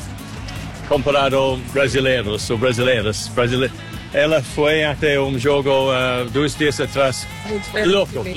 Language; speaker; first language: Portuguese; non-native, learner; English